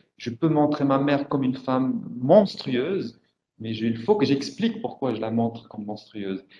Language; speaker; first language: French; non-native, local second language; Arabic